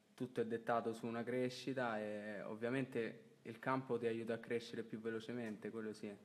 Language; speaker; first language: Italian; native; Italian